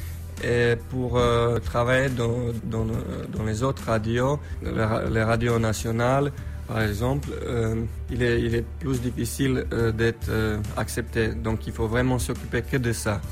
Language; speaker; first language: French; non-native, fluent; Slovenian